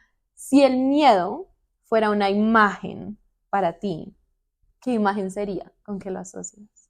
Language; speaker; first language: Spanish; native; Spanish